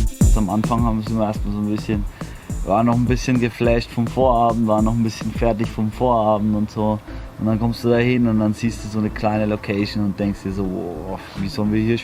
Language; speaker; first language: German; native; German